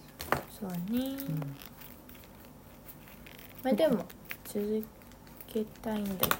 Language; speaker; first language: Japanese; early bilingual, other home language; Korean